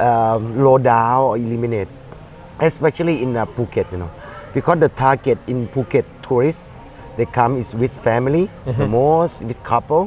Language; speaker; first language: English; non-native, fluent; Thai